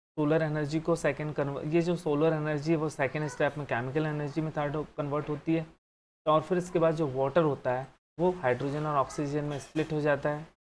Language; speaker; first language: Hindi; native; Hindi